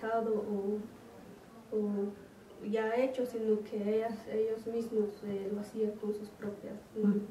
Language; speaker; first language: Spanish; non-native, local second language; Kaqchikel